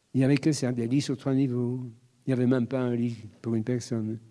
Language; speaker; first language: French; native; French